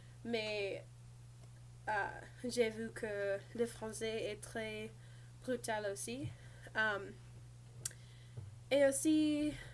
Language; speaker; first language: French; non-native, learner; English